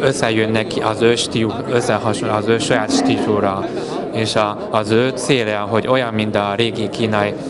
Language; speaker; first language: Hungarian; non-native, learner; Chinese